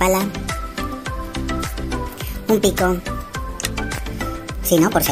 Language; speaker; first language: Spanish; native; Spanish